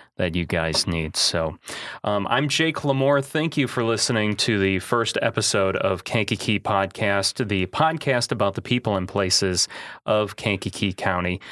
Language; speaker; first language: English; native; English